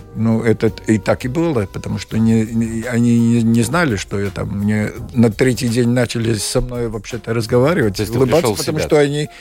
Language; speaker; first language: Russian; non-native, learner; Latvian